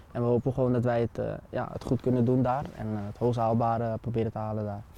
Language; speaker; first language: Dutch; native; Dutch